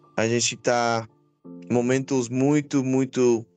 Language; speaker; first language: Portuguese; non-native, learner; English